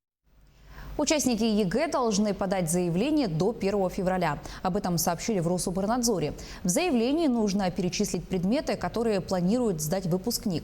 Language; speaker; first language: Russian; native; Russian